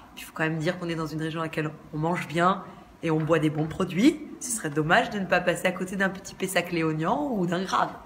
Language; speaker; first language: French; native; French